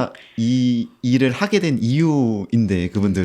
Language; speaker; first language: Korean; native; Korean